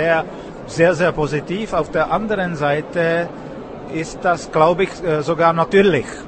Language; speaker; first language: German; non-native, fluent; Czech